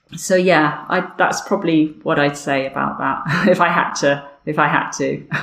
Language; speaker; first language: English; native; English